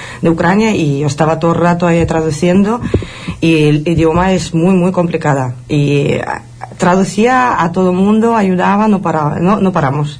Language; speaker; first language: Spanish; non-native, fluent; Ukrainian